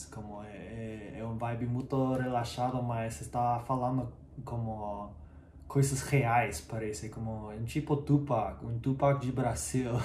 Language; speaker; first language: Portuguese; non-native, learner; English